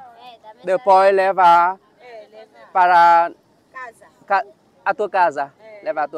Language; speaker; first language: Portuguese; non-native, learner; Vietnamese